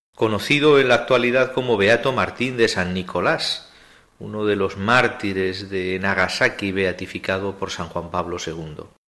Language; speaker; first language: Spanish; native; Spanish